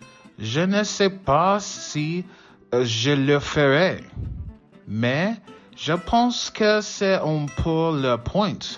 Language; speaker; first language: French; non-native, learner; English